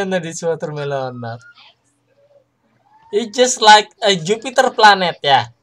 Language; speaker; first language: English; non-native, learner; Indonesian